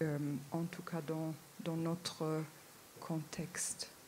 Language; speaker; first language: French; non-native, fluent; German